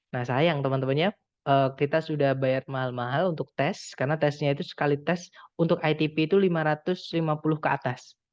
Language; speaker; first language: Indonesian; non-native, local second language; Javanese